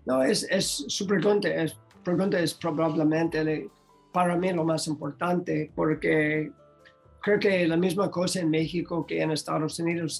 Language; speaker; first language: Spanish; non-native, learner; English